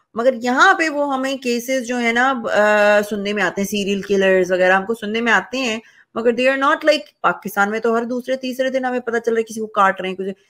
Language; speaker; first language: Urdu; native; Urdu